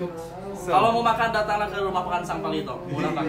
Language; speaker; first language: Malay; non-native, local second language; Minangkabau